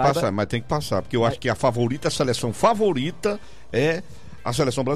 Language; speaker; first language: Portuguese; native; Portuguese